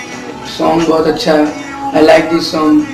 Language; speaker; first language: English; non-native, learner; Hindi